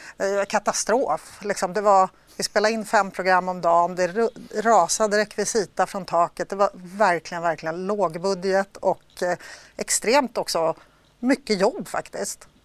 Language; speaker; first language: Swedish; early bilingual, other home language; Polish